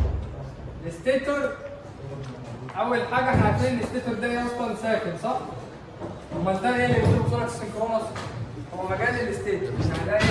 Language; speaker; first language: Arabic; native; Arabic